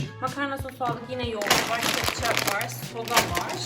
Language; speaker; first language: Turkish; native; Turkish